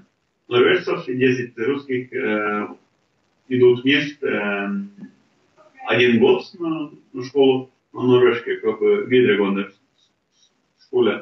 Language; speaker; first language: Russian; non-native, fluent; Norwegian